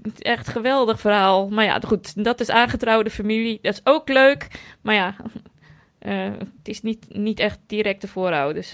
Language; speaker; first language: Dutch; native; Dutch